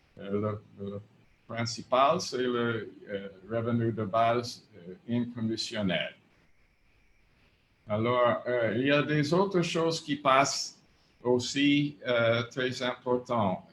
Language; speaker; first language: French; non-native, fluent; English